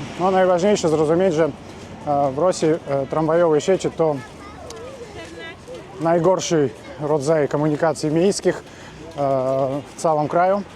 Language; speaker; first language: Polish; non-native, fluent; Russian